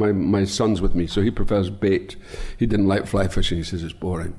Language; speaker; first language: English; native; English